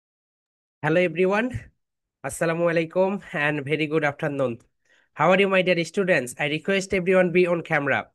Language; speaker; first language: English; non-native, fluent; Bangla